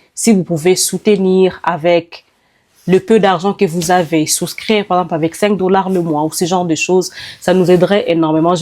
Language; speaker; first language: French; non-native, local second language; Nande